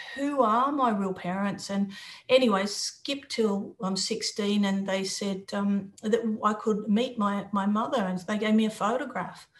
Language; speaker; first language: English; native; English